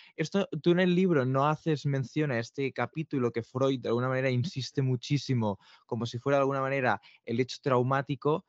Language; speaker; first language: Spanish; non-native, local second language; Catalan